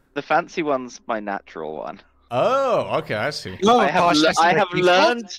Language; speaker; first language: English; native; English